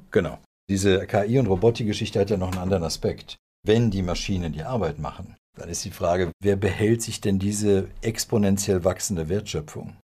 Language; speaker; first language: German; early bilingual, other home language; Serbian